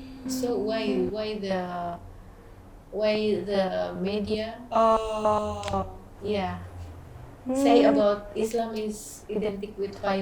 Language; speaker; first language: English; non-native, learner; Indonesian